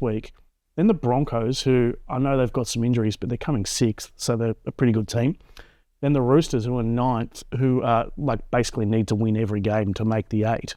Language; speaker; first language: English; native; English